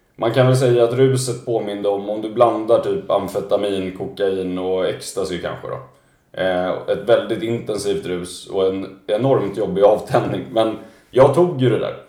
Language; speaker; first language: Swedish; native; Swedish